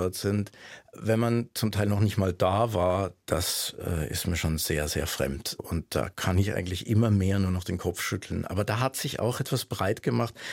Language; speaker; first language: German; native; German